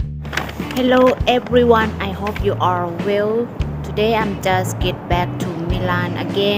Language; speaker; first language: English; non-native, learner; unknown